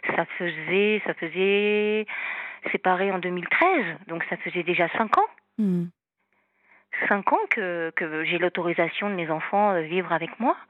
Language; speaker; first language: French; native; French